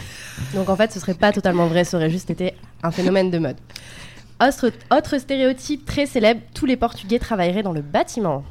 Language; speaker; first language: French; native; French